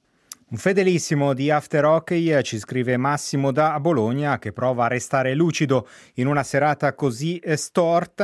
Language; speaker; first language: Italian; native; Italian